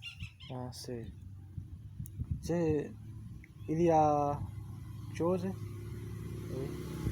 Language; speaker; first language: French; non-native, learner; Portuguese